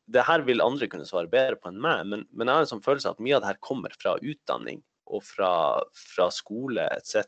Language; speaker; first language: Swedish; non-native, fluent; Norwegian